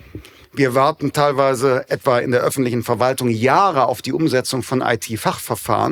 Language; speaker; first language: German; native; German